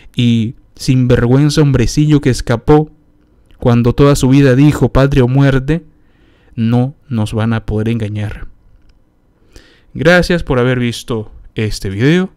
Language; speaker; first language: Spanish; native; Spanish